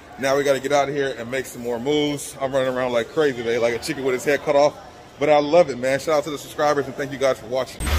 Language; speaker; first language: English; native; English